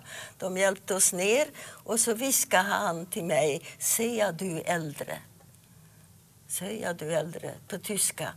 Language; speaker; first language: Swedish; non-native, fluent; Yiddish